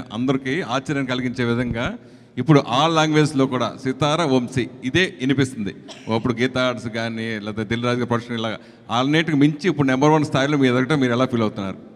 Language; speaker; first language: Telugu; native; Telugu